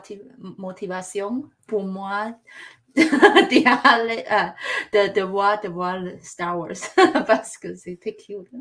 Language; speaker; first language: French; non-native, learner; Chinese